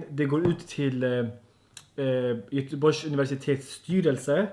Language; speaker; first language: Swedish; native; Swedish